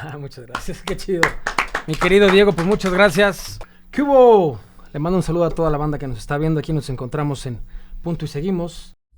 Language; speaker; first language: Spanish; native; Spanish